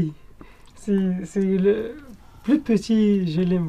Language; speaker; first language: French; non-native, local second language; Arabic